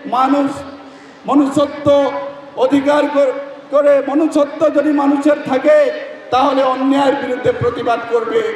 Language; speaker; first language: Bangla; non-native, learner; Assamese